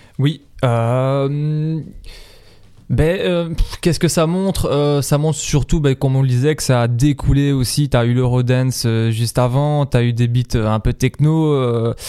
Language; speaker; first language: French; native; French